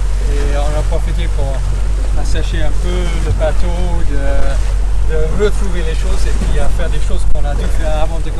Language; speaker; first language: French; non-native, fluent; English